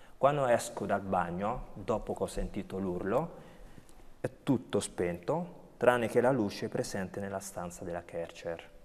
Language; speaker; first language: Italian; early bilingual, other home language; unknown